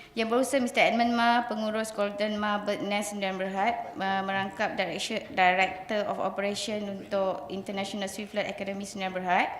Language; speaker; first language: Malay; native; Malay